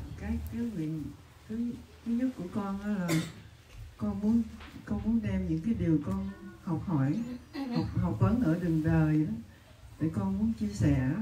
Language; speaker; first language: Vietnamese; early bilingual, heritage; Vietnamese